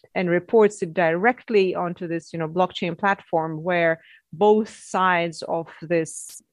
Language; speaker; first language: English; non-native, fluent; Russian